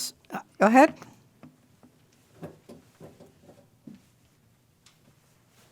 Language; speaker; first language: English; native; English